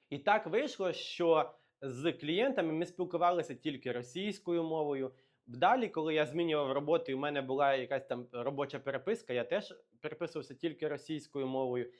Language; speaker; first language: Ukrainian; native; Ukrainian